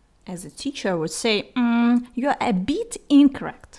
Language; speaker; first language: English; non-native, fluent; Russian